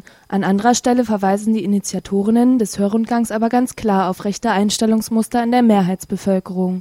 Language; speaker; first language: German; native; German